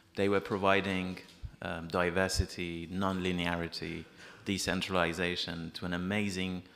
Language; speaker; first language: English; non-native, fluent; Persian